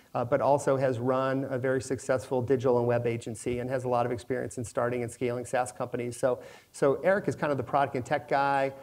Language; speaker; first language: English; native; English